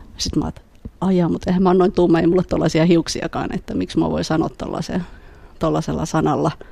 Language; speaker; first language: Finnish; early bilingual, other home language; Khmer